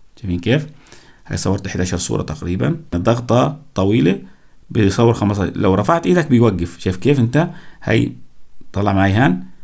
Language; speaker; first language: Arabic; native; Arabic